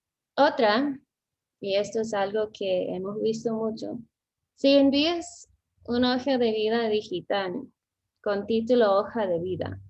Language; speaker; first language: Spanish; non-native, fluent; English